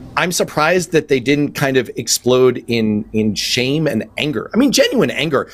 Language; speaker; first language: English; native; English